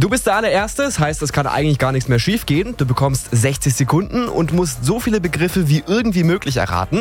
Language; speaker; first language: German; native; German